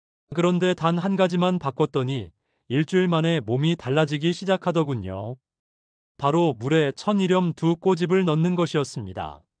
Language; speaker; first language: Korean; native; Korean